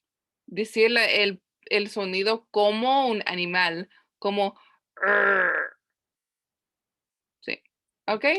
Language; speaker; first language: Spanish; non-native, learner; English